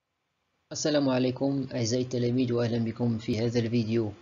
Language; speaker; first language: Arabic; native; Arabic